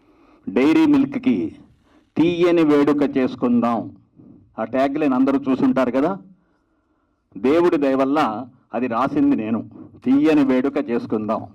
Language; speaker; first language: Telugu; native; Telugu